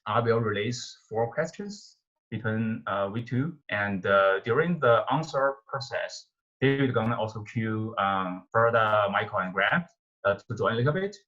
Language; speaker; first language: English; non-native, fluent; Chinese